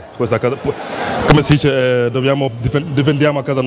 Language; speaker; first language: Italian; non-native, learner; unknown